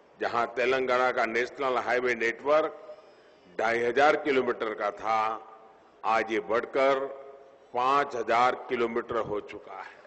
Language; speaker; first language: Hindi; non-native, local second language; Gujarati